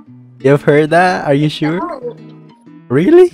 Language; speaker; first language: English; non-native, learner; Indonesian